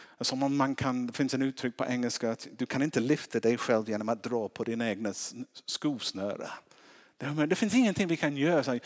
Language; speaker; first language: Swedish; non-native, fluent; English